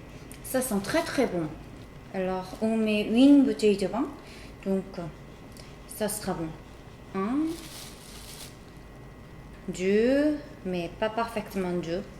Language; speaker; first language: French; non-native, learner; Korean